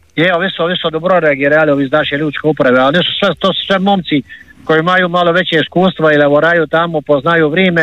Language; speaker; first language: Serbian; native; Serbian